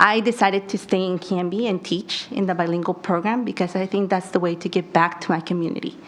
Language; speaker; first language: English; early bilingual, other home language; Spanish